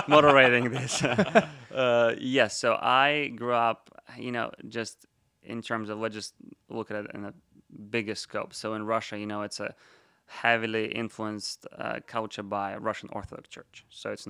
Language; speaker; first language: English; non-native, fluent; Russian